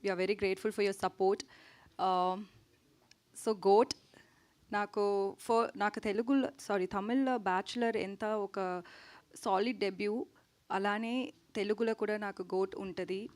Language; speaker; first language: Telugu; non-native, learner; Tamil